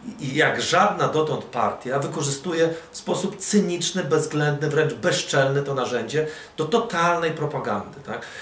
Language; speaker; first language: Polish; early bilingual, other home language; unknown